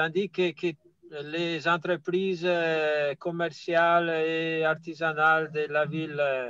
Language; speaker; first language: French; non-native, fluent; Italian